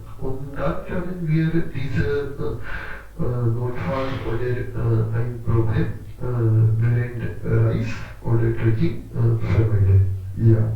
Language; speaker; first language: German; non-native, learner; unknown